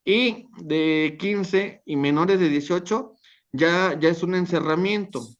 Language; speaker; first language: Spanish; native; Spanish